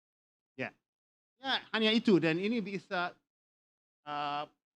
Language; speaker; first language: Indonesian; non-native, learner; English